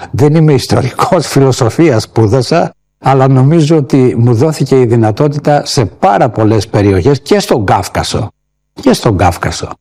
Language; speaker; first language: Greek; native; Greek